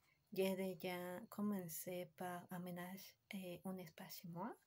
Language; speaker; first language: French; non-native, learner; Spanish